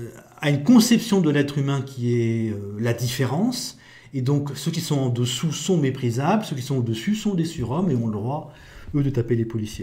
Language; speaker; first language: French; native; French